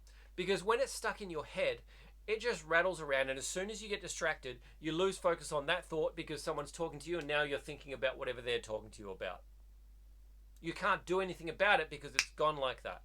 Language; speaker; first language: English; native; English